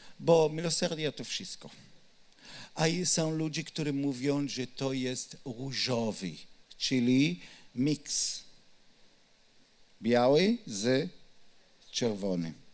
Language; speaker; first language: Polish; non-native, learner; Hebrew